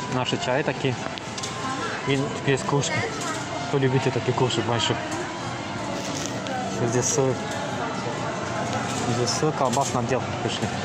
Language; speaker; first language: Russian; non-native, learner; Azerbaijani